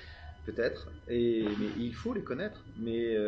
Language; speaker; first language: French; native; French